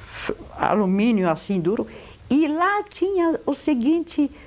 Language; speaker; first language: Portuguese; non-native, fluent; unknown